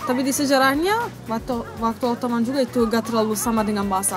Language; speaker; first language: Indonesian; non-native, fluent; Turkish